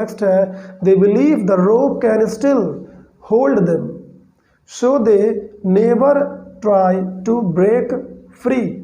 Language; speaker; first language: Hindi; native; Hindi